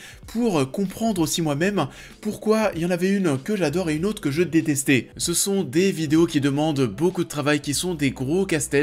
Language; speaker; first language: French; native; French